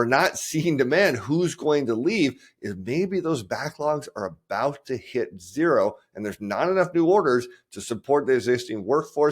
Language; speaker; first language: English; native; English